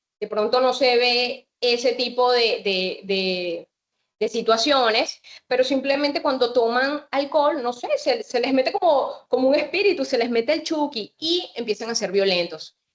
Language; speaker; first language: Spanish; native; Spanish